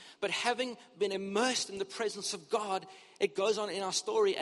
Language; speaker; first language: English; native; English